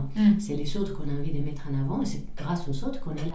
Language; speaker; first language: French; non-native, fluent; Spanish